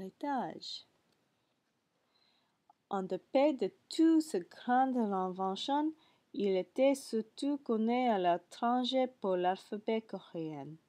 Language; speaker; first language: French; non-native, learner; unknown